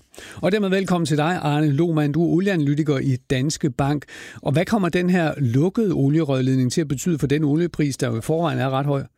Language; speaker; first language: Danish; native; Danish